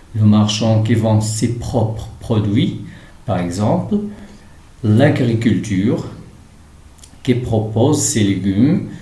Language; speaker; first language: French; non-native, local second language; Arabic